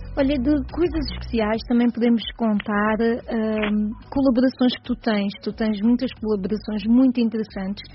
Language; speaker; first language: Portuguese; native; Portuguese